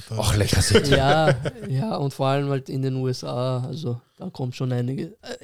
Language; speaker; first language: German; early bilingual, other home language; Persian